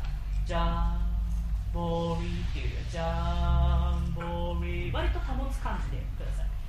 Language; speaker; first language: Japanese; native; Japanese